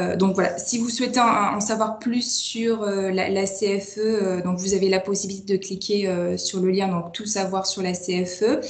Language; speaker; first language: French; native; French